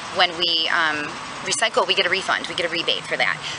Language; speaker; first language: English; native; English